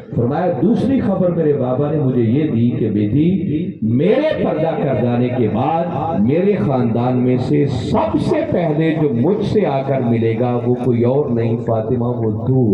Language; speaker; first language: Urdu; non-native, local second language; Punjabi